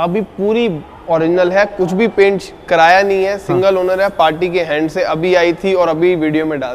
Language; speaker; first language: Hindi; native; Hindi